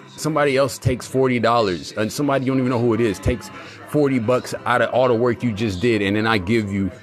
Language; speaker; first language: English; native; English